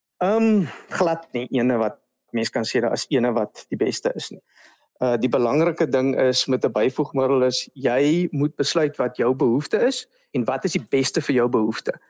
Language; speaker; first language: Afrikaans; native; Afrikaans